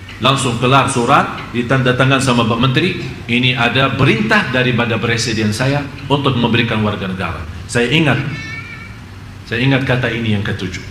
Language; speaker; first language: Indonesian; non-native, fluent; Arabic